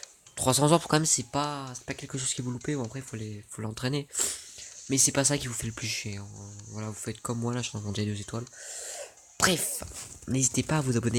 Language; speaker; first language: French; native; French